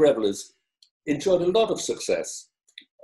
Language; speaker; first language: English; native; English